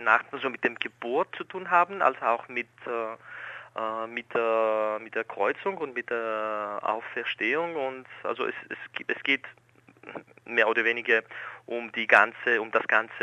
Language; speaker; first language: German; non-native, fluent; Greek